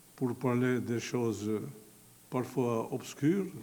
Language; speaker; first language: French; non-native, fluent; Albanian